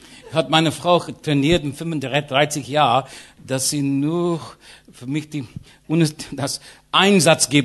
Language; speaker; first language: German; non-native, learner; English